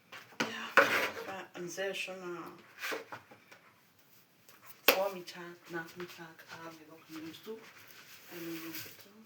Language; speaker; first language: German; non-native, fluent; French